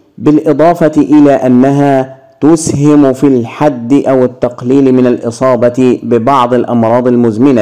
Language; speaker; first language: Arabic; native; Arabic